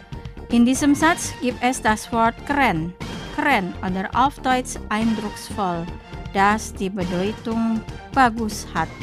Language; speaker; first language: German; non-native, fluent; Indonesian